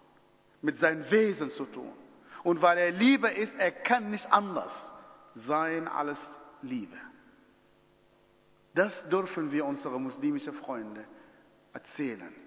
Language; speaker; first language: German; non-native, fluent; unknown